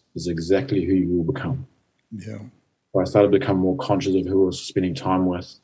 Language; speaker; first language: English; native; English